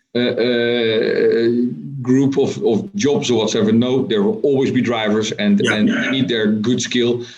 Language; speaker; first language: English; non-native, fluent; Dutch